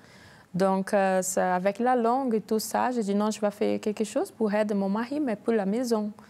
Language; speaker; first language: French; non-native, learner; Portuguese